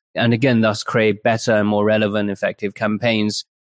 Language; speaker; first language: English; early bilingual, other home language; Chinese